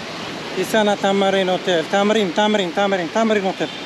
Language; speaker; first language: Indonesian; non-native, learner; Turkish